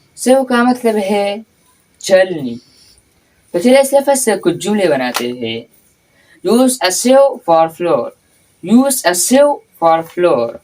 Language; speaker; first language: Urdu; non-native, local second language; Pashto